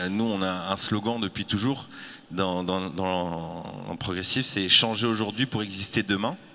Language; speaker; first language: French; native; French